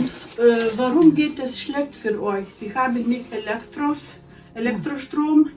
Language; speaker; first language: German; non-native, learner; Lithuanian